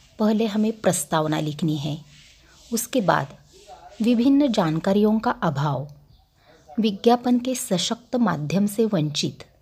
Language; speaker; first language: Hindi; non-native, local second language; Marathi